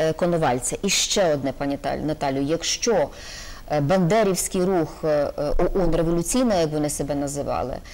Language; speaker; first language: Ukrainian; native; Ukrainian